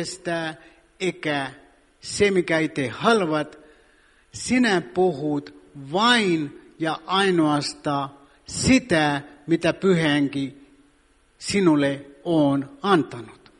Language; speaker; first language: Finnish; non-native, fluent; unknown